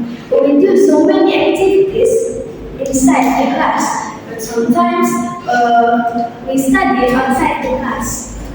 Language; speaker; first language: English; non-native, learner; Indonesian